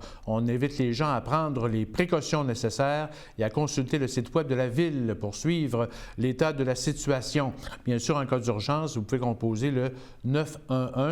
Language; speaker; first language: French; native; French